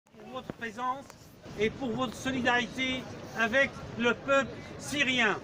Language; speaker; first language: French; non-native, fluent; Arabic